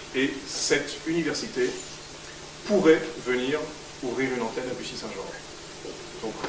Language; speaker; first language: French; native; French